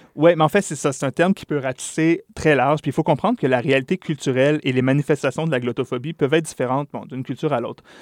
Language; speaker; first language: French; native; French